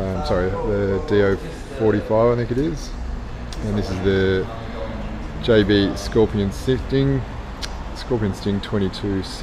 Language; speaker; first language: English; native; English